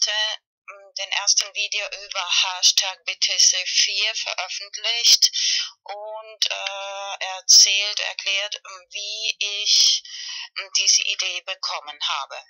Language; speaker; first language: German; non-native, fluent; Spanish